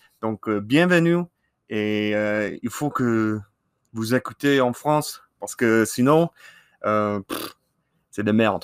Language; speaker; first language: French; non-native, learner; English